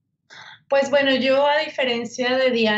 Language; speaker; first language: Spanish; native; Spanish